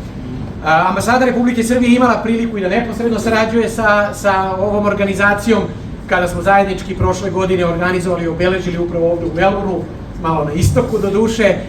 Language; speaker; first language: Bosnian; native; Bosnian